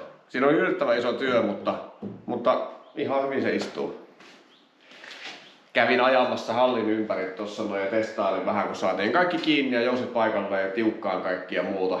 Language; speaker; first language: Finnish; native; Finnish